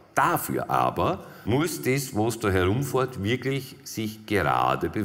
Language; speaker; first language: German; native; German